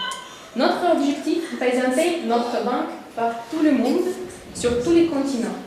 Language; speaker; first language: French; non-native, learner; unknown